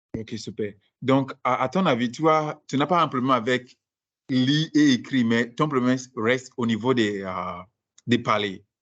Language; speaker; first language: French; non-native, fluent; Akan